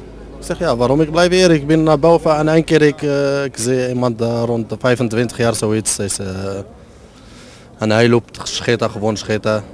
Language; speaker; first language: Dutch; non-native, learner; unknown